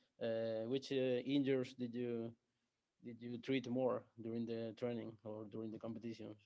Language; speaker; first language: English; non-native, learner; Spanish